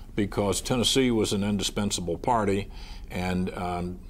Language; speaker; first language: English; native; English